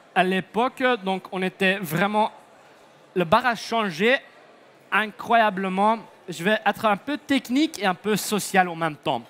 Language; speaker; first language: French; non-native, fluent; Dutch